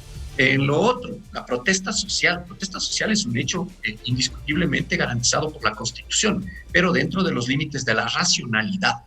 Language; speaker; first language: Spanish; native; Spanish